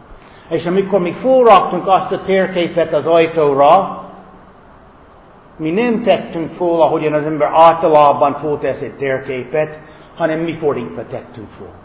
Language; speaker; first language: Hungarian; non-native, fluent; English